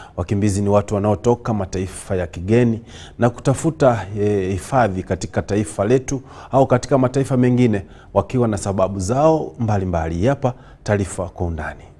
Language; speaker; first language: Swahili; non-native, local second language; Gusii